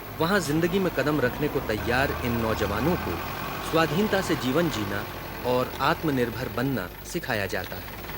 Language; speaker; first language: Hindi; native; Hindi